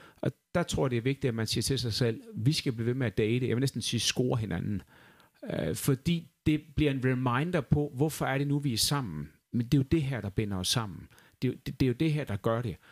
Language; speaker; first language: Danish; native; Danish